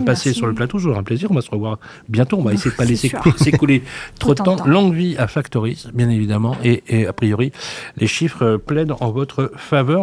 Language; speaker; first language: French; native; French